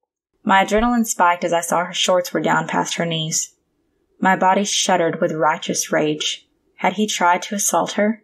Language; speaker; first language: English; native; English